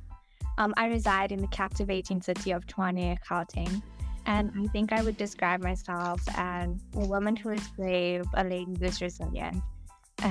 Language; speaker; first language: English; native; English